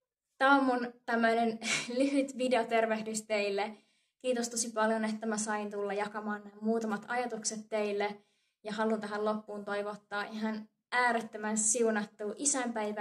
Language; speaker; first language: Finnish; native; Finnish